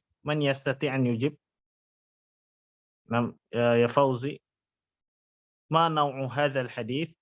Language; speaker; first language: Arabic; non-native, fluent; Indonesian